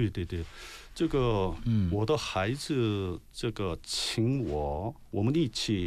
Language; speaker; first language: Chinese; non-native, learner; Korean